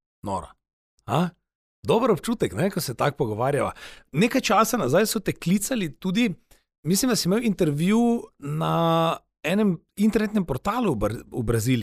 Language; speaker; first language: Slovenian; native; Slovenian